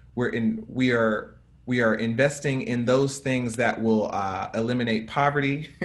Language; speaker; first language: English; native; English